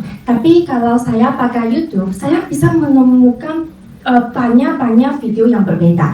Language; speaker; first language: Indonesian; non-native, fluent; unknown